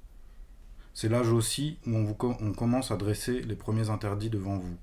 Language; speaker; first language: French; native; French